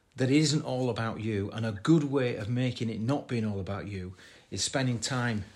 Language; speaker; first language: English; native; English